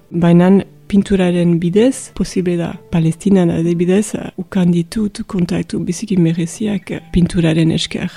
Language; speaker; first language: Basque; non-native, local second language; French